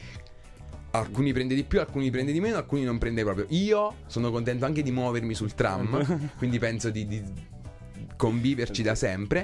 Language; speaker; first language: Italian; native; Italian